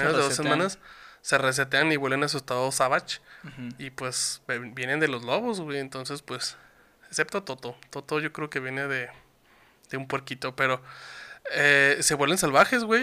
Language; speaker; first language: Spanish; native; Spanish